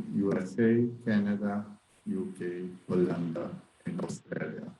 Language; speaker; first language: Spanish; non-native, learner; Portuguese